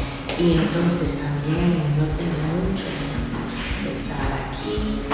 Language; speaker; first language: Spanish; non-native, learner; English